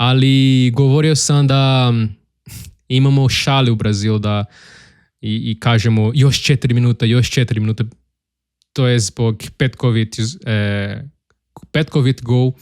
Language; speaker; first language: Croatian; non-native, learner; Portuguese